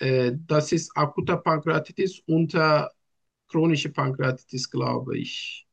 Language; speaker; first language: German; non-native, learner; Turkish